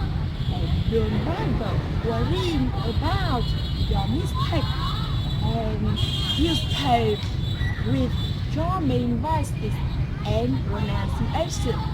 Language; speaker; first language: English; non-native, learner; Thai